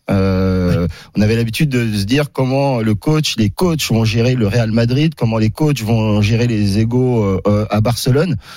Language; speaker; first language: French; native; French